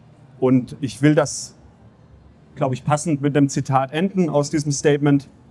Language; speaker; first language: German; native; German